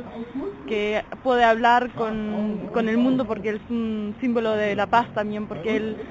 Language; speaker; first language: Spanish; non-native, fluent; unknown